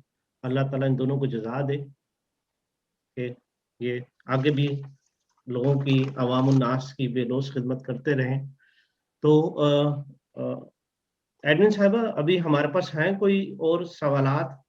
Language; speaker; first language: Urdu; native; Urdu